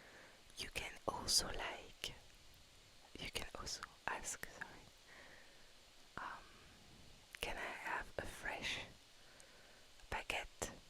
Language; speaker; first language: English; non-native, fluent; French